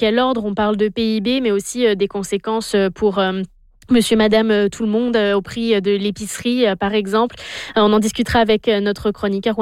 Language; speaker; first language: French; native; French